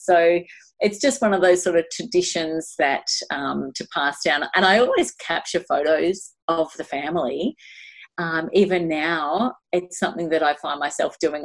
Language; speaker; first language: English; native; English